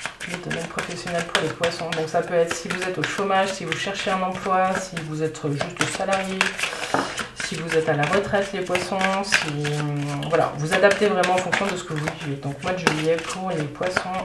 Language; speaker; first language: French; native; French